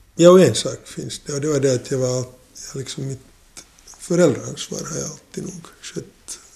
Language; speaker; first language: Swedish; native; Swedish